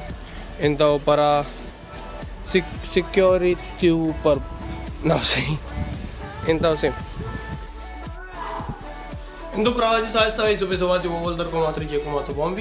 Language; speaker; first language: Portuguese; non-native, learner; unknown